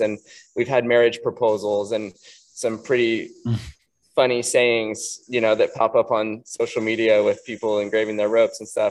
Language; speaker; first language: English; native; English